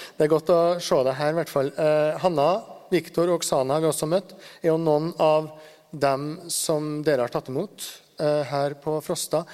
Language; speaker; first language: Norwegian; native; Norwegian